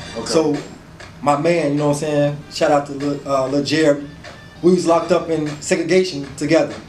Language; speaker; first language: English; native; English